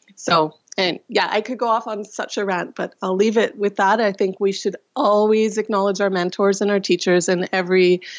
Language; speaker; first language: English; non-native, fluent; Russian